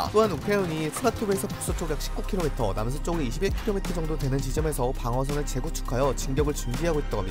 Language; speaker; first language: Korean; native; Korean